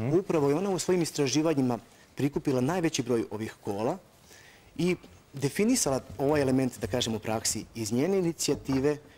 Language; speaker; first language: Serbian; native; Serbian